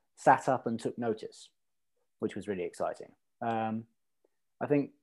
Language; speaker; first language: English; early bilingual, other home language; Norwegian